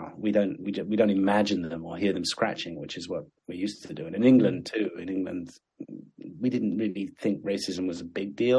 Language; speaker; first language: English; native; English